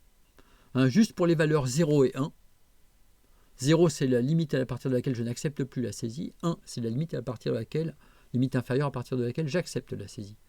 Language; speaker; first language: French; native; French